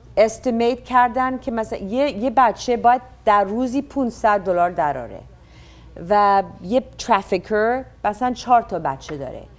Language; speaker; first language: Persian; early bilingual, heritage; Persian